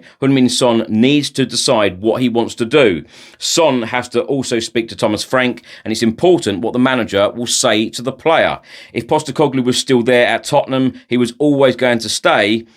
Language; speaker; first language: English; native; English